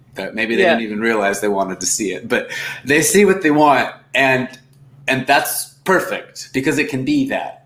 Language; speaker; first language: English; native; English